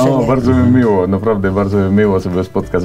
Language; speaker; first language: Polish; non-native, fluent; Cebuano